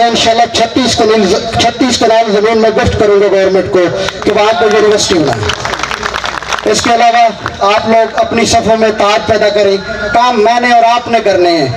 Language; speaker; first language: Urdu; non-native, local second language; Punjabi